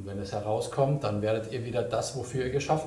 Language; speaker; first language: German; native; German